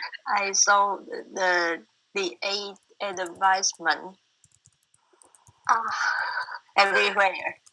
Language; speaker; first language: English; non-native, learner; Chinese